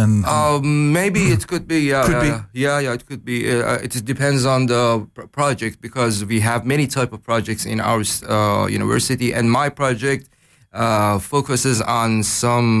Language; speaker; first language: English; non-native, learner; Persian